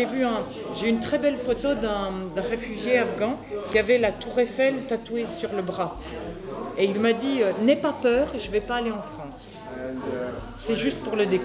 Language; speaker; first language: French; native; French